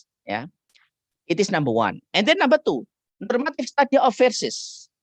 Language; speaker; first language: English; non-native, learner; Indonesian